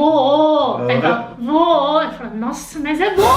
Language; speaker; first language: Portuguese; non-native, fluent; Chinese